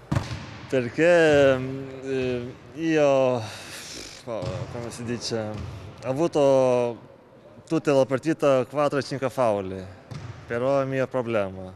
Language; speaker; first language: Italian; non-native, learner; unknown